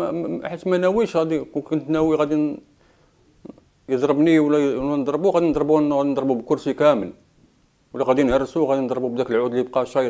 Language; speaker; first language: Arabic; native; Arabic